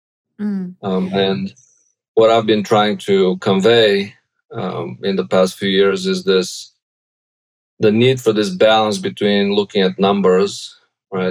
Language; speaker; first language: English; non-native, fluent; Bulgarian